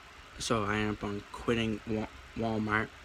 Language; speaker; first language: English; native; English